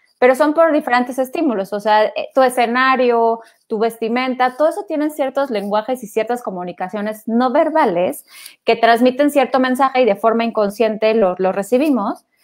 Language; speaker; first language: Spanish; native; Spanish